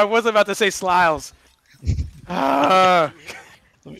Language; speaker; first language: English; native; English